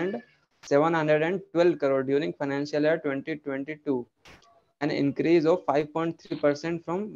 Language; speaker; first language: English; non-native, local second language; Hindi